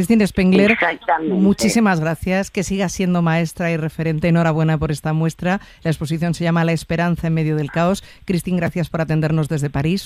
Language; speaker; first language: Spanish; native; Spanish